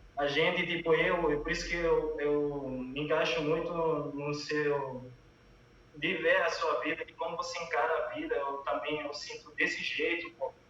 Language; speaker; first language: Portuguese; non-native, local second language; Kabuverdianu